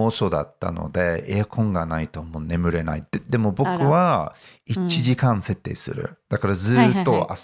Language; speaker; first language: Japanese; non-native, fluent; English